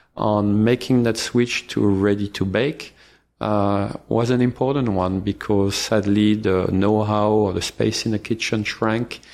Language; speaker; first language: English; non-native, fluent; French